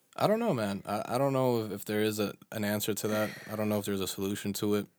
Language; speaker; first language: English; early bilingual, other home language; Bosnian